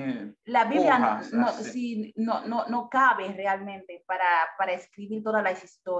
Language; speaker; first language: Spanish; non-native, fluent; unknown